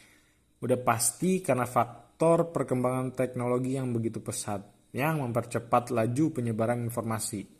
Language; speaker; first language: Indonesian; native; Indonesian